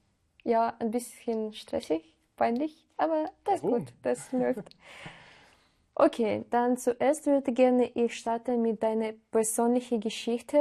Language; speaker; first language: German; non-native, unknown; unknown